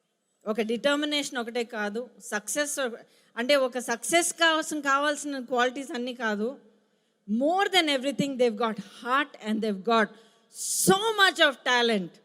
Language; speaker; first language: Telugu; native; Telugu